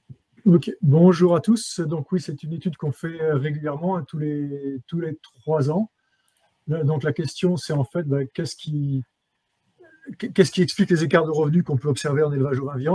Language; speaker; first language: French; native; French